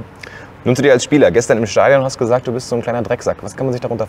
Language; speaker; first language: German; native; German